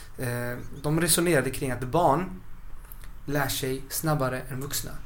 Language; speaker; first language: Swedish; early bilingual, other home language; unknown